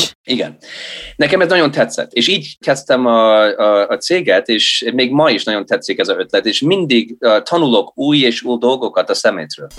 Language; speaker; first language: Hungarian; early bilingual, heritage; Hungarian